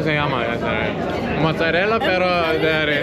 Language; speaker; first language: Spanish; non-native, learner; Lithuanian